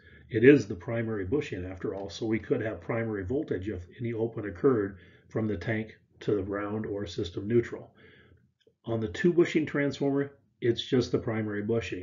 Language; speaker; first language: English; native; English